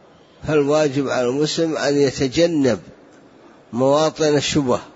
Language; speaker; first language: Arabic; native; Arabic